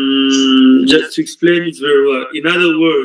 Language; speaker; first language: English; non-native, learner; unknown